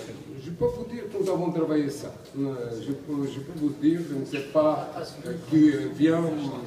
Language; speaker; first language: French; non-native, learner; Portuguese